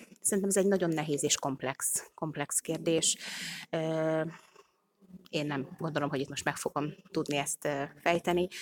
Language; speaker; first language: Hungarian; native; Hungarian